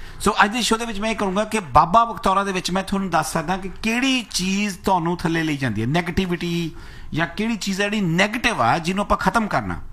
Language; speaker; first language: Punjabi; native; Punjabi